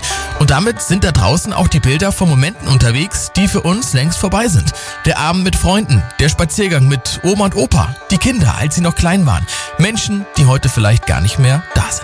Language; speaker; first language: German; native; German